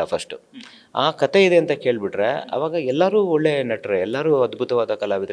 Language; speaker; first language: Kannada; native; Kannada